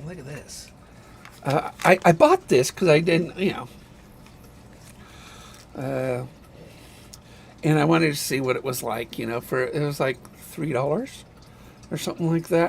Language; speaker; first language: English; native; English